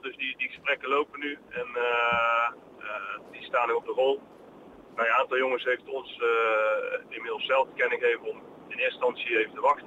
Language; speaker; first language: Dutch; native; Dutch